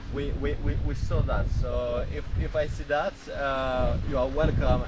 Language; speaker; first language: English; non-native, learner; French